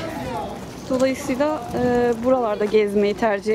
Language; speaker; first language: Turkish; native; Turkish